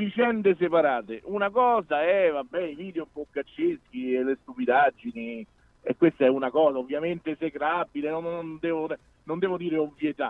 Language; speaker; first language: Italian; native; Italian